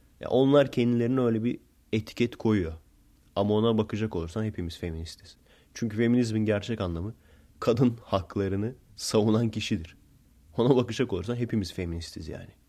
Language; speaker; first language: Turkish; early bilingual, heritage; Turkish